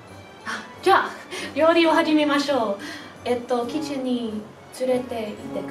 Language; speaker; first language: Japanese; non-native, learner; English